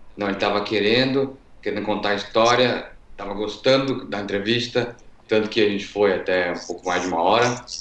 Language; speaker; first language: Portuguese; native; Portuguese